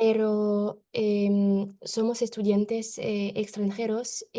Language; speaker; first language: Spanish; non-native, learner; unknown